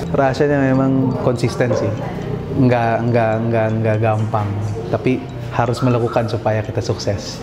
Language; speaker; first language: Indonesian; non-native, fluent; Filipino